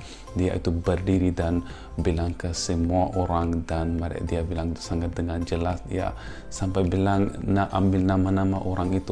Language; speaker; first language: Indonesian; non-native, fluent; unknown